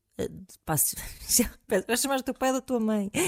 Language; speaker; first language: Portuguese; native; Portuguese